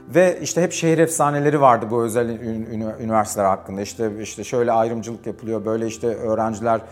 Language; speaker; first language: Turkish; native; Turkish